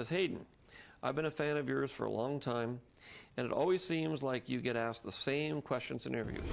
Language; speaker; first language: English; native; English